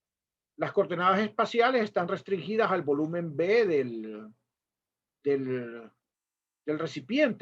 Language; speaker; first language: Spanish; native; Spanish